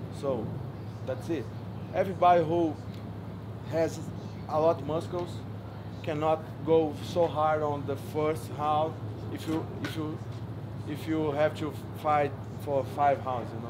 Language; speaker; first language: English; non-native, learner; Portuguese